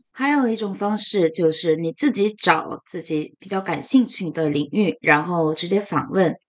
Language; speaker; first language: Chinese; non-native, fluent; Korean